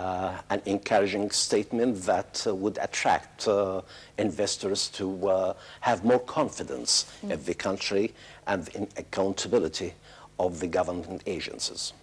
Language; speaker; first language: English; non-native, fluent; Arabic